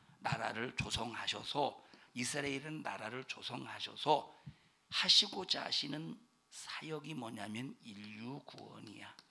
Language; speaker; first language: Korean; native; Korean